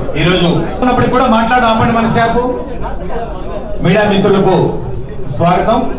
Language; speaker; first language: Telugu; native; Telugu